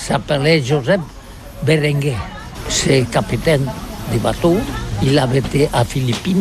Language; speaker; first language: French; non-native, learner; Catalan